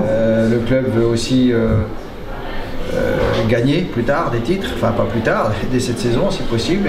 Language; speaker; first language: French; native; French